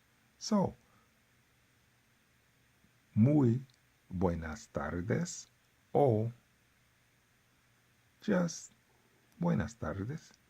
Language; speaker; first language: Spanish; non-native, fluent; English